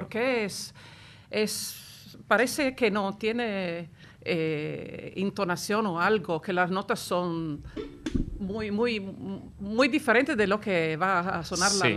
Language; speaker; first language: Spanish; non-native, fluent; Italian